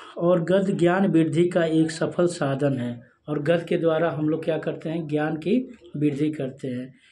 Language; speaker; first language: Hindi; native; Hindi